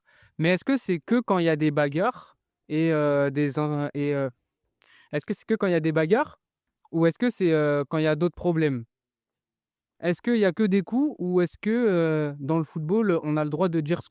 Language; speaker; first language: French; native; French